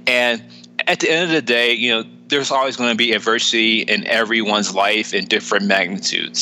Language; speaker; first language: English; native; English